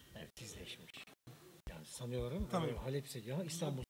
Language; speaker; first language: Turkish; native; Turkish